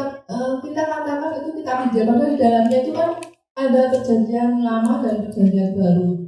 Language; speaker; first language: Indonesian; native; Indonesian